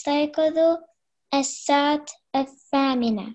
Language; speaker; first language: Arabic; non-native, learner; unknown